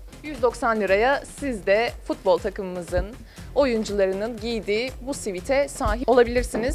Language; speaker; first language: Turkish; native; Turkish